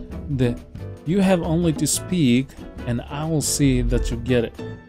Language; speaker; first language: English; non-native, fluent; Japanese